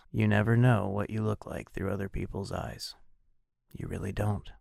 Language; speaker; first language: English; native; English